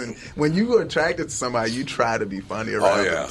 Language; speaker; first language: English; native; English